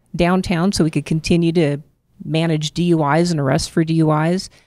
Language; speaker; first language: English; native; English